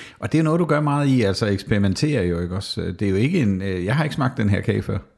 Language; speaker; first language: Danish; native; Danish